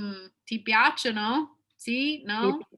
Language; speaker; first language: Italian; non-native, fluent; English